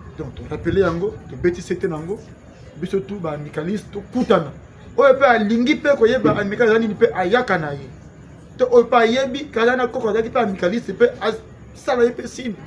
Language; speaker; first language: Lingala; non-native, local second language; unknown